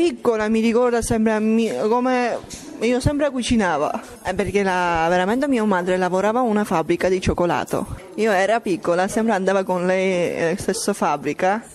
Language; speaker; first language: Italian; non-native, learner; Armenian